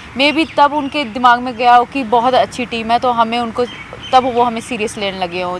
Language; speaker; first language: Hindi; native; Hindi